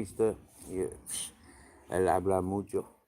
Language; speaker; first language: Spanish; non-native, learner; English